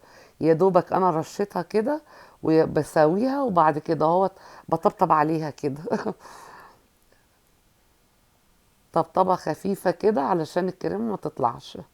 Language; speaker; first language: Arabic; native; Arabic